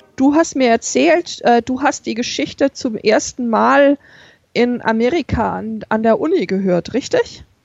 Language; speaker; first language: German; native; German